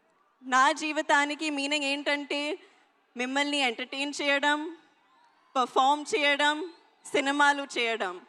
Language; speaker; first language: Telugu; non-native, learner; Hindi